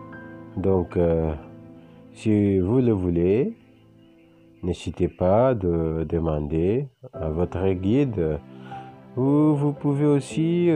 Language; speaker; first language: French; non-native, fluent; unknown